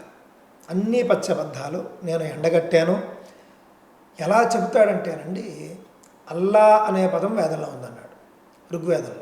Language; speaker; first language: Telugu; native; Telugu